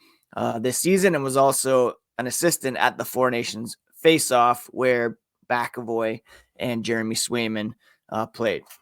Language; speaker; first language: English; native; English